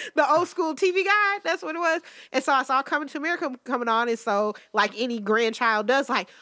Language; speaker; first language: English; native; English